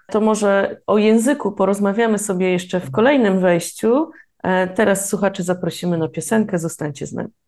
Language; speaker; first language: Polish; native; Polish